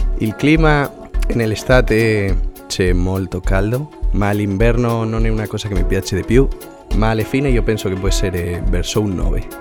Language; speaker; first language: Italian; non-native, learner; Spanish